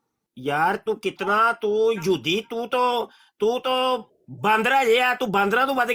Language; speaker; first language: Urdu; non-native, local second language; Punjabi